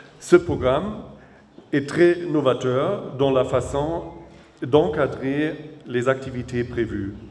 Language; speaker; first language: French; non-native, local second language; Rundi